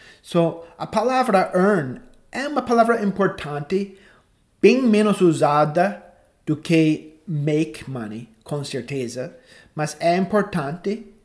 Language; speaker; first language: Portuguese; non-native, fluent; English